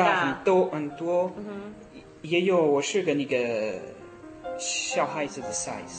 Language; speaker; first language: Chinese; non-native, learner; French